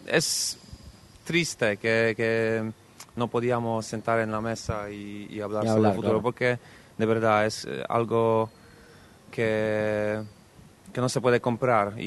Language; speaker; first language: Spanish; non-native, fluent; Polish